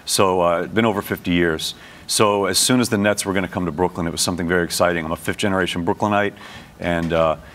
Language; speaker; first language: English; native; English